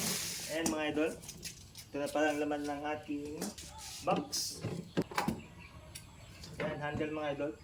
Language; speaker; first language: Filipino; native; Filipino